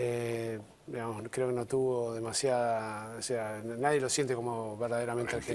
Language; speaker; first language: Spanish; native; Spanish